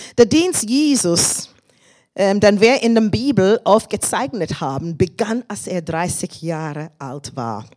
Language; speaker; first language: German; non-native, fluent; English